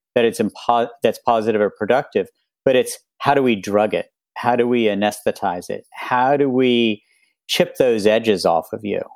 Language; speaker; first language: English; native; English